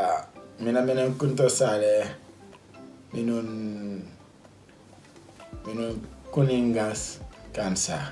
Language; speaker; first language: Finnish; non-native, learner; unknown